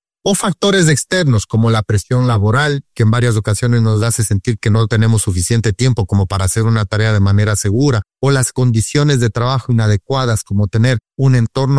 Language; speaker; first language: Spanish; native; Spanish